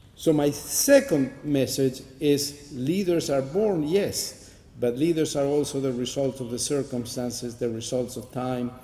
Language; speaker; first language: English; non-native, fluent; Spanish